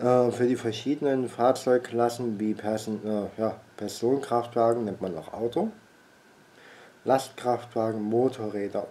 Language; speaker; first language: German; native; German